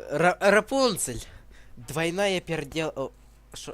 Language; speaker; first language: Russian; non-native, local second language; Ukrainian